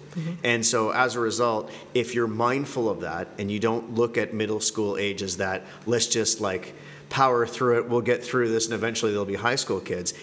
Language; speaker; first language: English; native; English